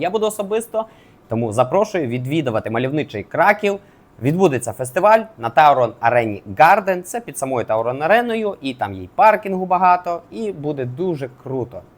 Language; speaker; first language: Ukrainian; native; Ukrainian